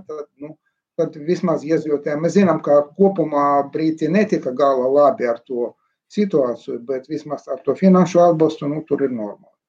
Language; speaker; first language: Latvian; non-native, local second language; Russian